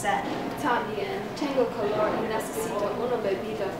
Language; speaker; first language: Spanish; non-native, learner; English